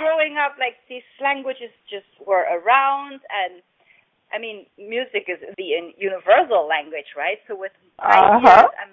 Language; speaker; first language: English; non-native, fluent; Dutch